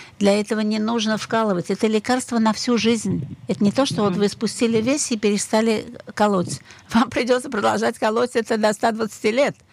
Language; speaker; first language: Russian; native; Russian